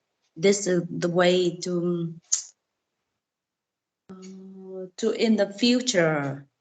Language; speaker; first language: English; non-native, learner; Vietnamese